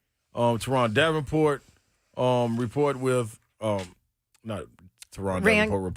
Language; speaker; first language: English; native; English